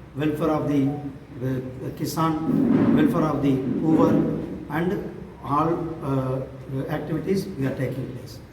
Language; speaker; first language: English; non-native, local second language; Tamil